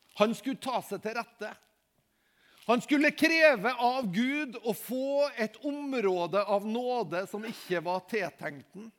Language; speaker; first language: Norwegian; native; Norwegian